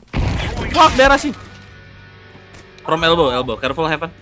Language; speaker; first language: English; non-native, learner; Sundanese